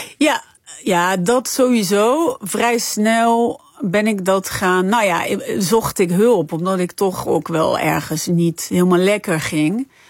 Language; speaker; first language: Dutch; early bilingual, other home language; French